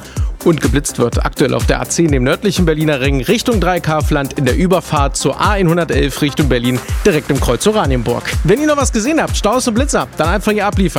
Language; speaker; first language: German; native; German